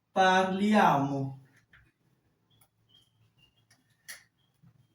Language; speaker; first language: Italian; non-native, fluent; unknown